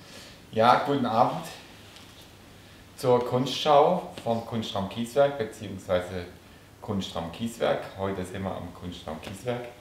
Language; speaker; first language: German; native; German